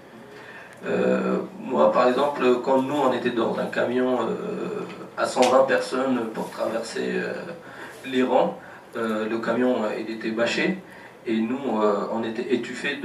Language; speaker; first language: French; non-native, fluent; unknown